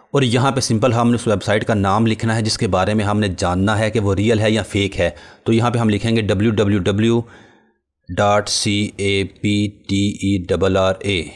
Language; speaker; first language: Urdu; non-native, local second language; Punjabi